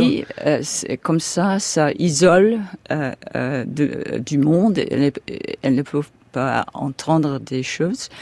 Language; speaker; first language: French; non-native, fluent; English